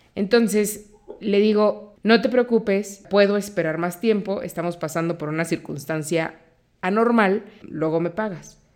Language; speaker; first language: Spanish; native; Spanish